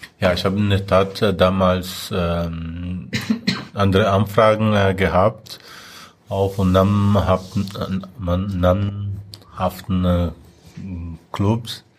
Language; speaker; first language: German; non-native, fluent; Portuguese